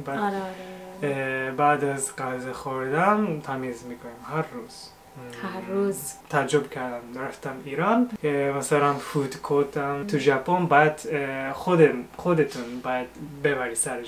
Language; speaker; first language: Persian; non-native, fluent; Japanese